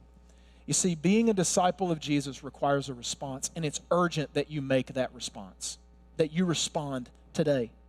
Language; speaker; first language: English; native; English